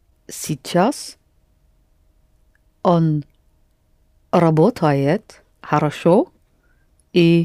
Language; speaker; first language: Russian; non-native, learner; English